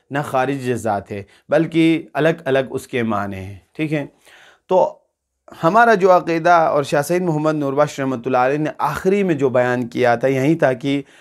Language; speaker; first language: Urdu; non-native, local second language; Balti